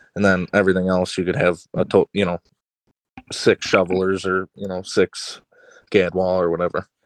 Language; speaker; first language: English; native; English